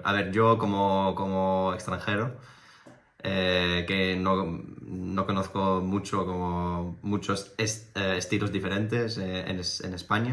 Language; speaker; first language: Spanish; non-native, fluent; French